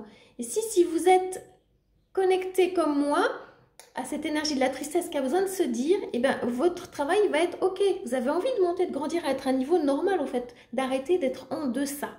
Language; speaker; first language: French; native; French